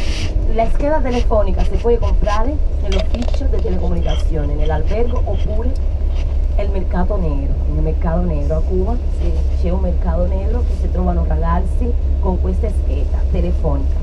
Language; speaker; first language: Italian; non-native, fluent; Spanish